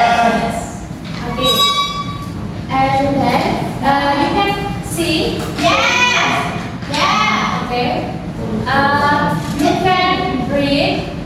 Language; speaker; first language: English; non-native, learner; Indonesian